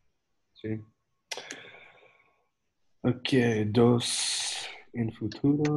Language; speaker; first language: Spanish; non-native, learner; English